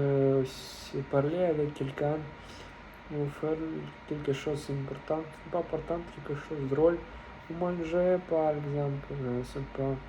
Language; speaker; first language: French; non-native, learner; Russian